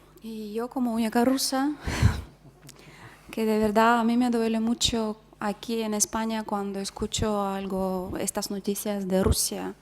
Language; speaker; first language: Spanish; non-native, fluent; Russian